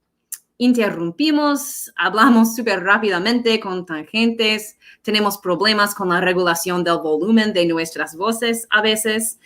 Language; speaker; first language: Spanish; non-native, fluent; English